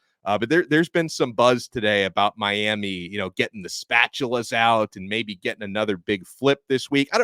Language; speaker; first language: English; native; English